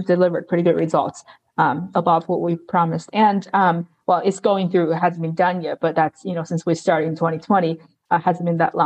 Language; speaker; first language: English; non-native, fluent; Chinese